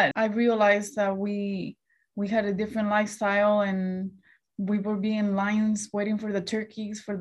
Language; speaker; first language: English; early bilingual, other home language; Spanish